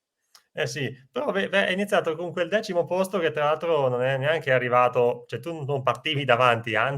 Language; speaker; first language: Italian; native; Italian